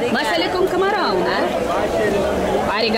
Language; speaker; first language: Portuguese; non-native, fluent; Russian